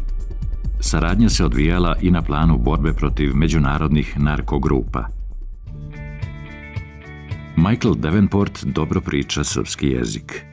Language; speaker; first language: Bosnian; native; Bosnian